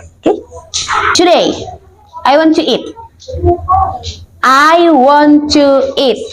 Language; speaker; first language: English; non-native, learner; Indonesian